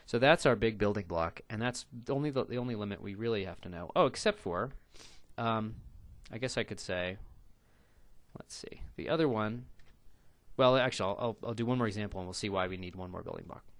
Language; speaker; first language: English; native; English